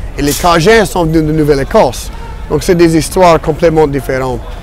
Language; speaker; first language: French; non-native, fluent; English